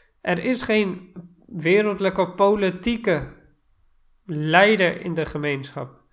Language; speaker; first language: Dutch; non-native, fluent; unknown